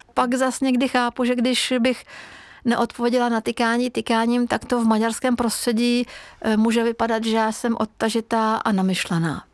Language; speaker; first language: Czech; non-native, fluent; Hungarian